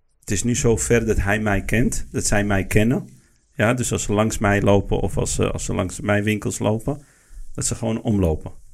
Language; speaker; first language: Dutch; early bilingual, other home language; Arabic